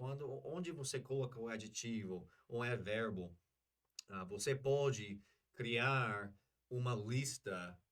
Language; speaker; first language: Portuguese; non-native, learner; English